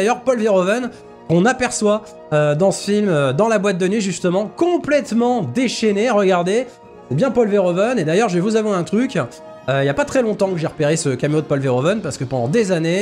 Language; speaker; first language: French; native; French